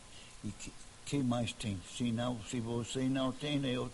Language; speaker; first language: Portuguese; non-native, fluent; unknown